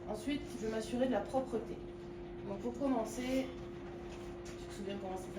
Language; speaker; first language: French; native; French